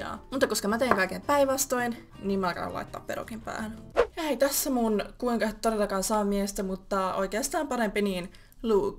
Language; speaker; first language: Finnish; native; Finnish